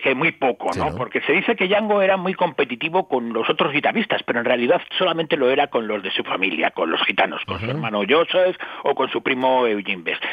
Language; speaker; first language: Spanish; native; Spanish